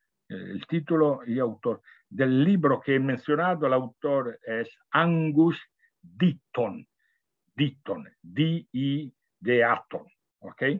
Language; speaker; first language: Spanish; non-native, fluent; Italian